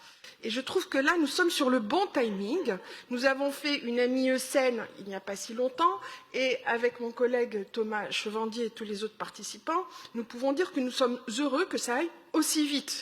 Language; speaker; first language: French; native; French